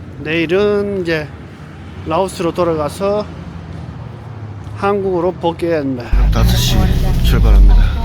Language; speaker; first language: Korean; native; Korean